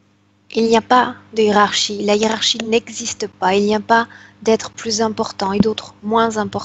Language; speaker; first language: French; native; French